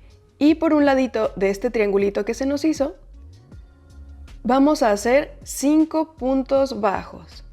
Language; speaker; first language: Spanish; native; Spanish